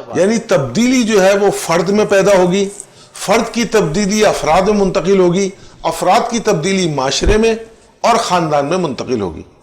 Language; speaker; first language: Urdu; native; Urdu